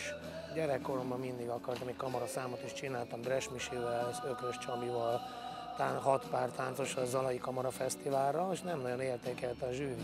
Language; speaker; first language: Hungarian; native; Hungarian